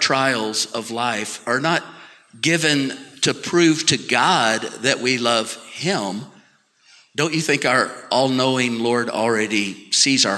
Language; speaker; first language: English; native; English